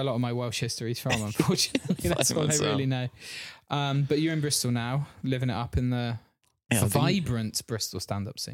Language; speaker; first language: English; native; English